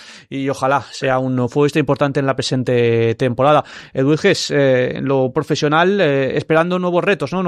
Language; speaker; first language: Spanish; native; Spanish